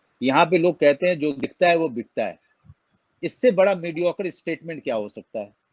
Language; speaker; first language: Hindi; native; Hindi